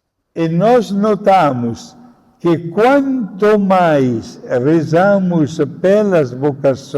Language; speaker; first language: Portuguese; non-native, fluent; Italian